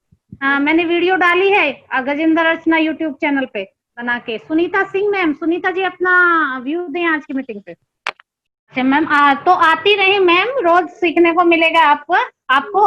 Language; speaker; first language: Hindi; native; Hindi